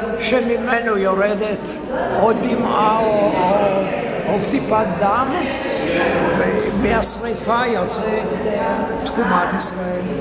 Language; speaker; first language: Hebrew; non-native, fluent; Yiddish